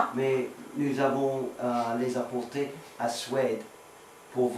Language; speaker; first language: French; non-native, learner; Swedish